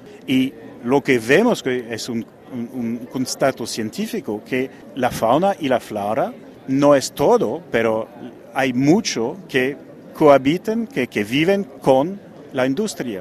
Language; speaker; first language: Spanish; non-native, fluent; French